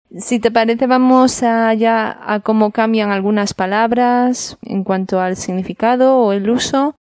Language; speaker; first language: Spanish; native; Spanish